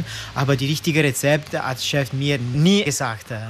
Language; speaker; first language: German; non-native, learner; Italian